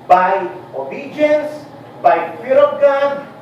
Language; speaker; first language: English; non-native, local second language; Filipino